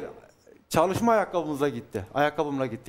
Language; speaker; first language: Turkish; native; Turkish